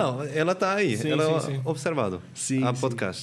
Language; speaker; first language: Portuguese; non-native, learner; Swiss German